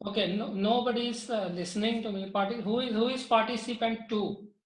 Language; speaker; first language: English; non-native, local second language; Punjabi